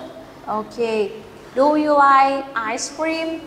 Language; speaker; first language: English; non-native, fluent; Vietnamese